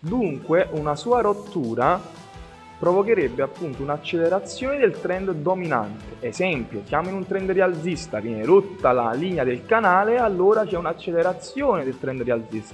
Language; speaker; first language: Italian; native; Italian